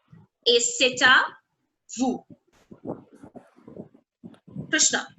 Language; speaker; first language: French; non-native, fluent; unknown